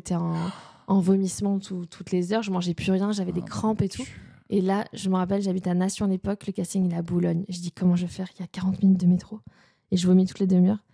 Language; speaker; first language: French; native; French